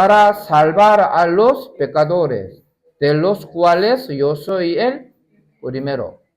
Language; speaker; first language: Spanish; non-native, learner; Korean